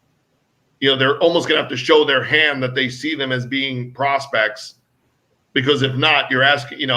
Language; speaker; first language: English; native; English